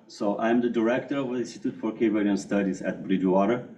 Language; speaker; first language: English; non-native, fluent; Portuguese